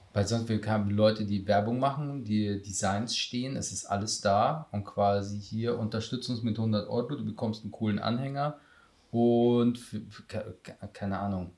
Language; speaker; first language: German; native; German